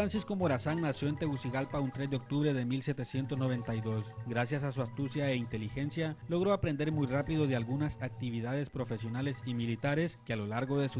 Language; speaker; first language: Spanish; native; Spanish